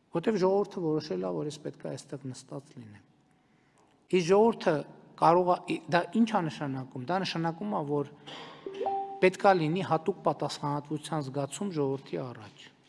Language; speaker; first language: Armenian; native; Armenian